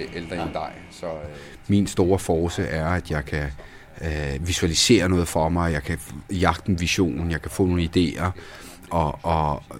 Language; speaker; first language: Danish; early bilingual, other home language; Italian